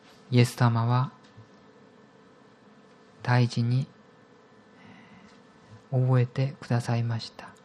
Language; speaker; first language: Japanese; non-native, fluent; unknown